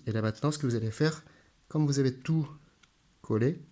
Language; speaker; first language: French; native; French